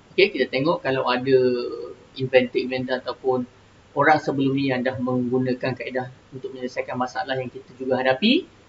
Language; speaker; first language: Malay; native; Malay